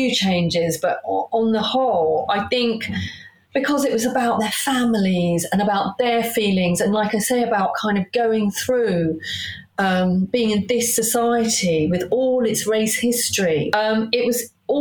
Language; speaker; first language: English; native; English